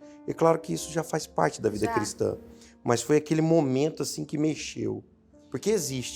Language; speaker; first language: Portuguese; native; Portuguese